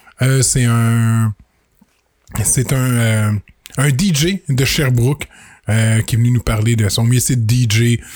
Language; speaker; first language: French; native; French